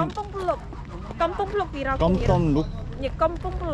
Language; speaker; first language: Korean; non-native, learner; Khmer